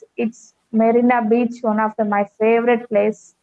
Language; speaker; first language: English; non-native, learner; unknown